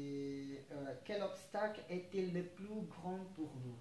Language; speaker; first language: French; non-native, fluent; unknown